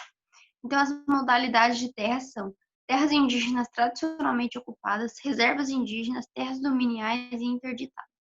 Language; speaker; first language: Portuguese; native; Portuguese